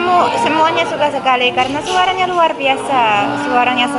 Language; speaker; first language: Indonesian; non-native, fluent; Polish